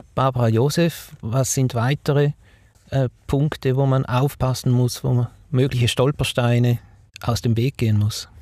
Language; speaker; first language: German; native; German